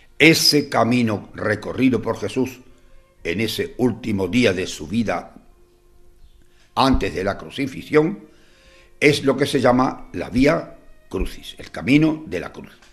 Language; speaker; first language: Spanish; native; Spanish